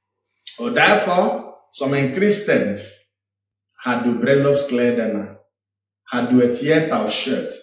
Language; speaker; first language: Swedish; non-native, fluent; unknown